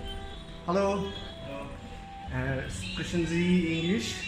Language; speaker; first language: German; non-native, learner; French